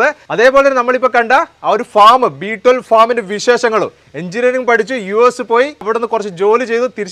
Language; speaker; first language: Malayalam; native; Malayalam